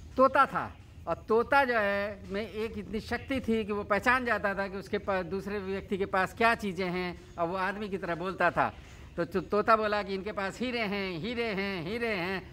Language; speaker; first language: Hindi; native; Hindi